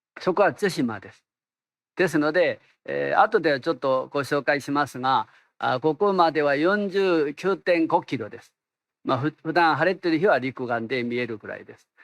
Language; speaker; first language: Japanese; non-native, fluent; Korean